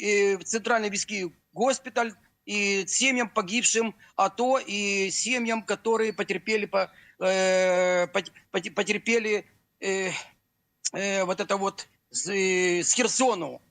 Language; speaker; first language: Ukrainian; non-native, local second language; Russian